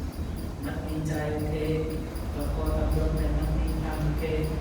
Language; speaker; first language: Vietnamese; non-native, learner; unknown